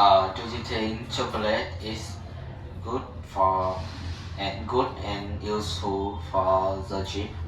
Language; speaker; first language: English; non-native, learner; Vietnamese